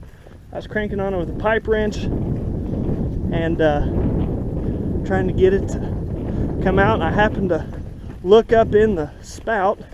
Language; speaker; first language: English; native; English